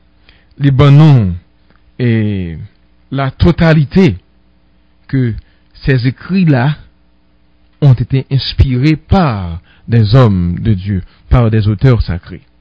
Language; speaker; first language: French; non-native, local second language; Haitian Creole